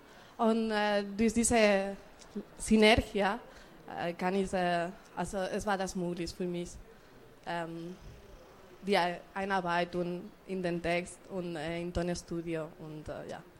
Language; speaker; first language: German; non-native, learner; Spanish